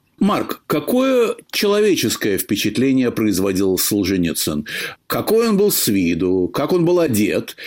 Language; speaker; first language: Russian; native; Russian